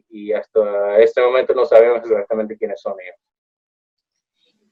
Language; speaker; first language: Spanish; non-native, fluent; English